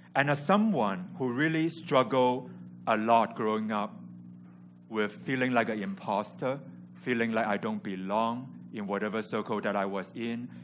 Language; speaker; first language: English; non-native, local second language; Cantonese